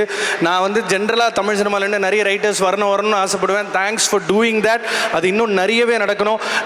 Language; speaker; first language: Tamil; native; Tamil